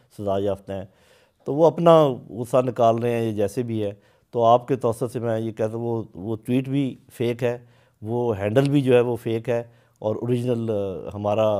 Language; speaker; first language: Urdu; native; Urdu